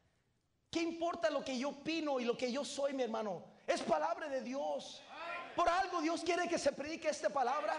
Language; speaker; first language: Spanish; native; Spanish